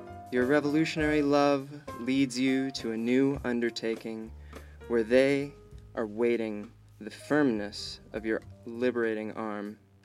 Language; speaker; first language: English; native; English